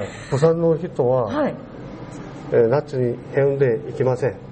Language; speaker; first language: Japanese; non-native, learner; Korean